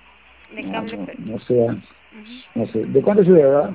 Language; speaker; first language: Spanish; native; Spanish